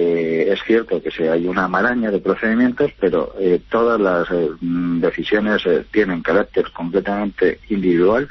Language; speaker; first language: Spanish; native; Spanish